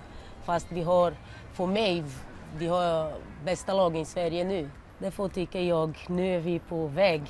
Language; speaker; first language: Swedish; non-native, learner; Portuguese